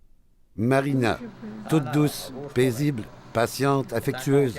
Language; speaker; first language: French; native; French